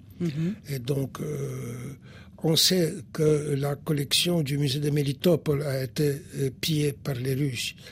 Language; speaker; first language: French; non-native, fluent; Polish